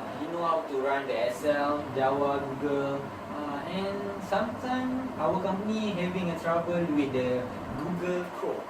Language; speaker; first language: English; non-native, learner; Malay